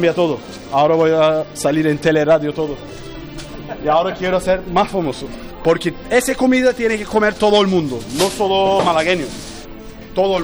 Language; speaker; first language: Spanish; non-native, learner; Turkish